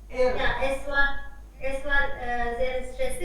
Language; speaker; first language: German; non-native, learner; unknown